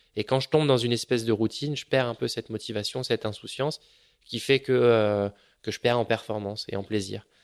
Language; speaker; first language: French; native; French